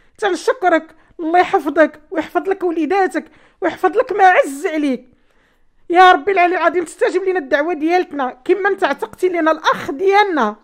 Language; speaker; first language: Arabic; native; Arabic